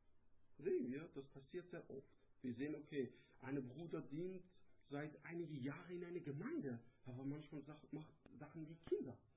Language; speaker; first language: German; non-native, learner; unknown